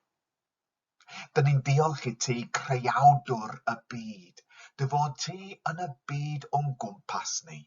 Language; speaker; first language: Welsh; non-native, local second language; English